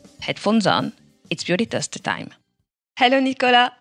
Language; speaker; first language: English; non-native, fluent; French